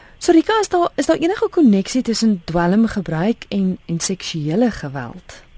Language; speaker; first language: Afrikaans; native; Afrikaans